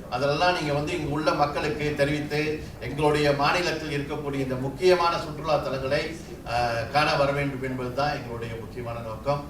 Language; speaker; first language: Tamil; native; Tamil